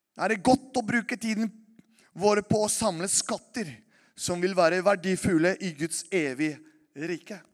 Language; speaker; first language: Norwegian; non-native, fluent; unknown